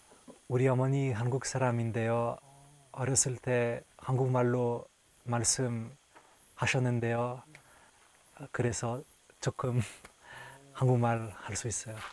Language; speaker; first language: Korean; early bilingual, heritage; French